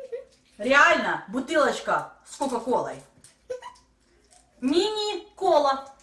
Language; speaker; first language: Russian; native; Russian